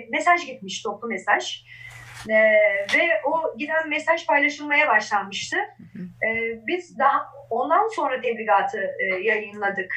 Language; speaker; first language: Turkish; non-native, local second language; Kurdish